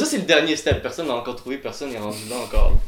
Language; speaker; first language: French; native; French